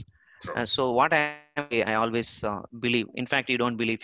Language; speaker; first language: English; non-native, local second language; Malayalam